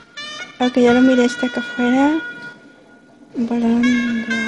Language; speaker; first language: Spanish; early bilingual, heritage; Spanish